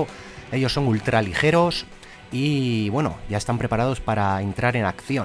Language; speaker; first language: Spanish; native; Spanish